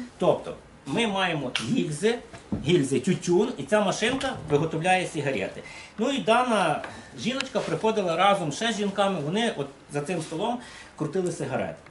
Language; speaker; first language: Ukrainian; native; Ukrainian